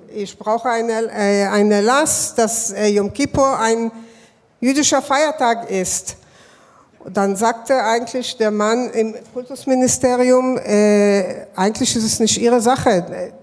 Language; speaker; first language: German; non-native, fluent; Hebrew